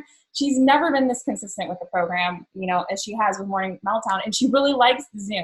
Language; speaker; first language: English; native; English